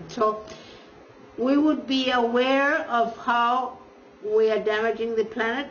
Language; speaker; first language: English; non-native, fluent; Spanish